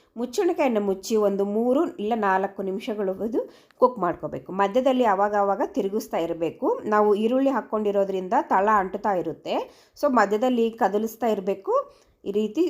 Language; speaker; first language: Kannada; native; Kannada